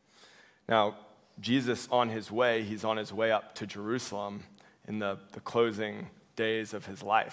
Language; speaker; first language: English; native; English